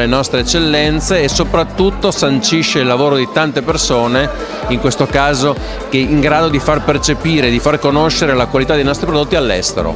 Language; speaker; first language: Italian; native; Italian